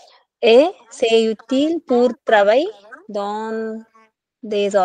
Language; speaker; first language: French; non-native, learner; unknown